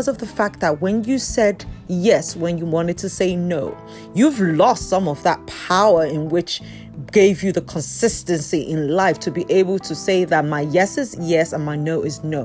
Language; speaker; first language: English; non-native, local second language; Yoruba